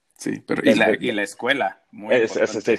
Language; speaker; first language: Spanish; native; Spanish